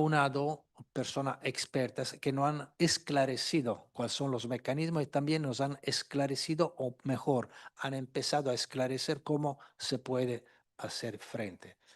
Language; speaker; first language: Spanish; non-native, fluent; Italian